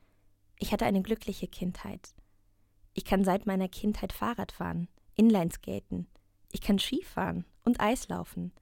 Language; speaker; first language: German; non-native, learner; Russian